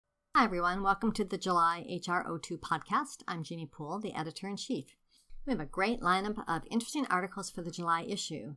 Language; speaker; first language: English; native; English